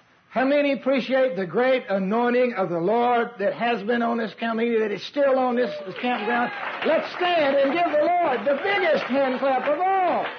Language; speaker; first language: English; native; English